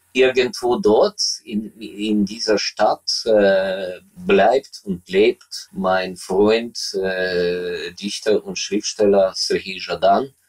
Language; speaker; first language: German; non-native, fluent; Ukrainian